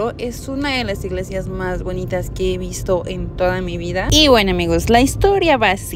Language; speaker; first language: Spanish; native; Spanish